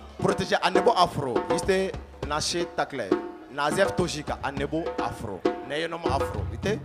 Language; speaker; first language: Czech; non-native, learner; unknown